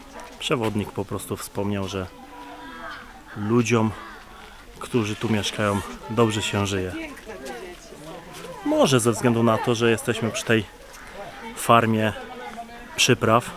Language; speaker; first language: Polish; native; Polish